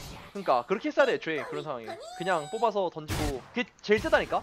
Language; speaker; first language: Korean; native; Korean